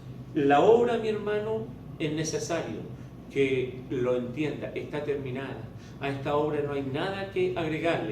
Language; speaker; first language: Spanish; native; Spanish